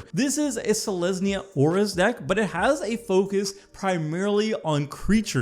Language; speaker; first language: English; native; English